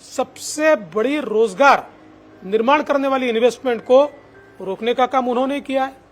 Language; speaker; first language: Hindi; non-native, local second language; Marathi